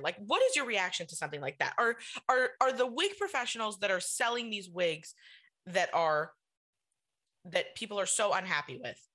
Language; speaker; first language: English; native; English